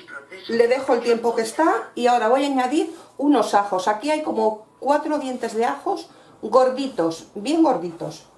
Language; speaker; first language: Spanish; native; Spanish